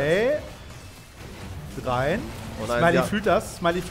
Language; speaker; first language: German; native; German